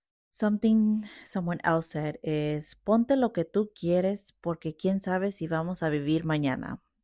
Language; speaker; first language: Spanish; early bilingual, heritage; Spanish